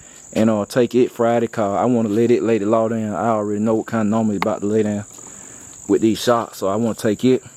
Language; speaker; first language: English; native; English